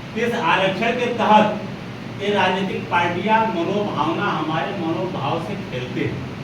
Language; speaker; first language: Hindi; native; Hindi